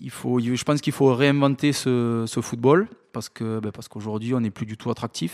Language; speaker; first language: French; native; French